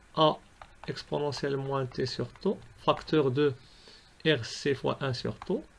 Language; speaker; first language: French; non-native, local second language; Arabic